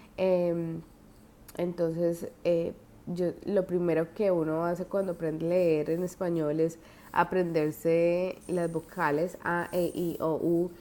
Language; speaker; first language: Spanish; native; Spanish